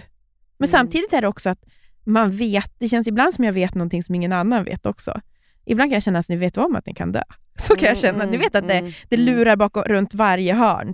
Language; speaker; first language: Swedish; native; Swedish